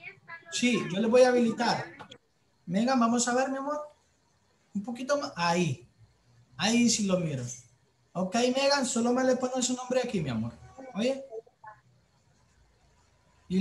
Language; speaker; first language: Spanish; native; Spanish